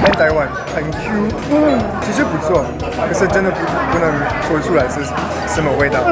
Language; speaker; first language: Chinese; non-native, learner; French